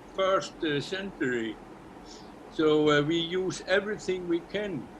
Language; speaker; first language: English; non-native, learner; Icelandic